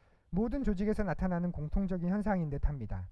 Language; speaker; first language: Korean; native; Korean